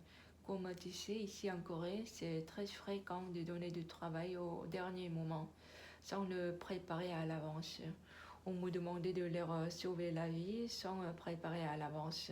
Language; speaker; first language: French; non-native, learner; Korean